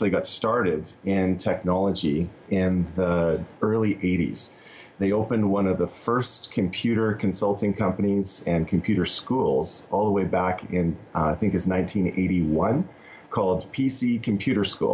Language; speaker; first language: English; native; English